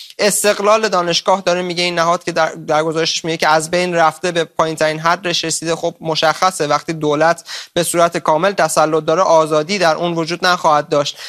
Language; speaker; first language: Persian; native; Persian